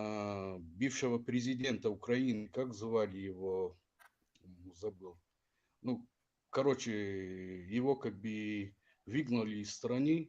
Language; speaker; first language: Russian; non-native, fluent; Tajik